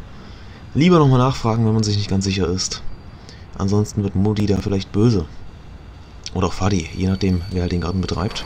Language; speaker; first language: German; native; German